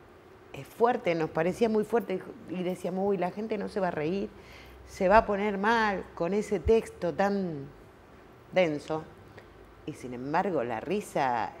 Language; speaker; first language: Spanish; native; Spanish